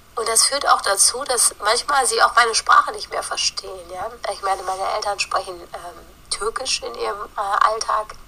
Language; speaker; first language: German; early bilingual, other home language; Turkish